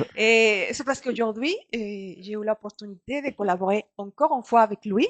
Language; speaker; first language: French; non-native, fluent; Spanish